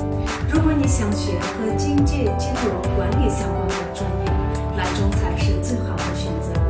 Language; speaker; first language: Chinese; non-native, fluent; Turkmen